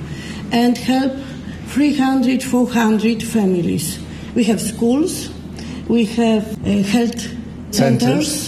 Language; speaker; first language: English; non-native, learner; Polish